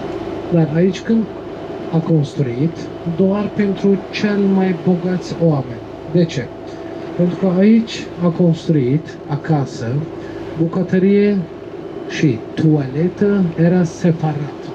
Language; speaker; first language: Romanian; non-native, learner; Turkish